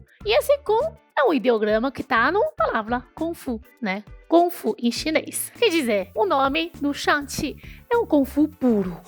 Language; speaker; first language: Portuguese; non-native, fluent; Chinese